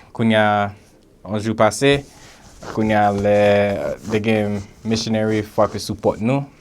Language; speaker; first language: Haitian Creole; early bilingual, heritage; Haitian Creole